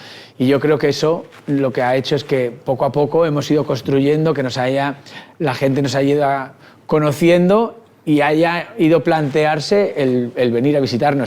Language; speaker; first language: Spanish; native; Spanish